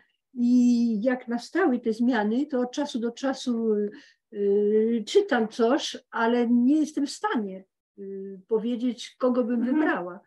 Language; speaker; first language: Polish; early bilingual, heritage; Polish